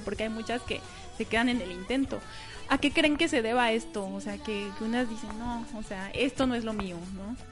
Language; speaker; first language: Spanish; native; Spanish